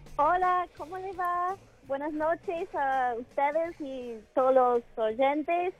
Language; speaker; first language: Spanish; non-native, fluent; English